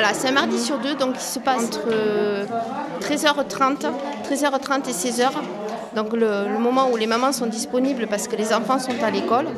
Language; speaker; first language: French; native; French